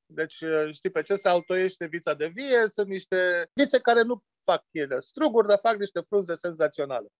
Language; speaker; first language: Romanian; native; Romanian